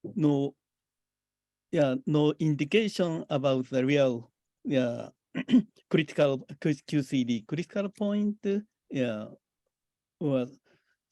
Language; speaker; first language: English; non-native, fluent; Japanese